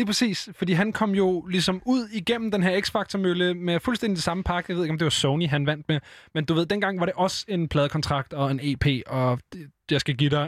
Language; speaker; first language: Danish; native; Danish